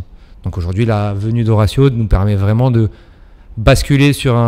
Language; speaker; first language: French; native; French